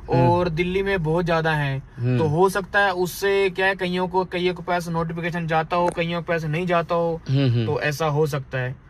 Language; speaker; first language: Hindi; native; Hindi